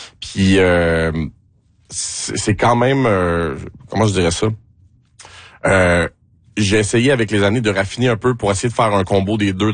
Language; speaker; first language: French; native; French